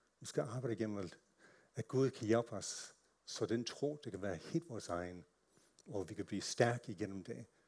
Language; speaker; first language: Danish; non-native, fluent; English